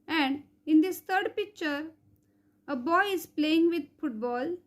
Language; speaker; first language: English; non-native, local second language; Marathi